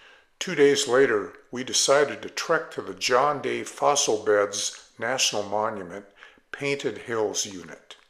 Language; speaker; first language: English; native; English